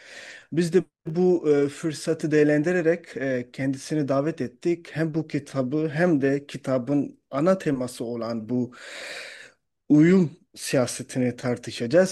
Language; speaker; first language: Turkish; non-native, fluent; Urdu